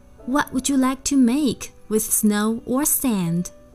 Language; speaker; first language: English; non-native, fluent; Chinese